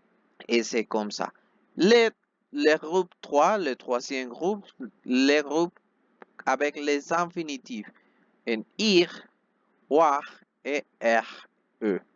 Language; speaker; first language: French; non-native, fluent; Spanish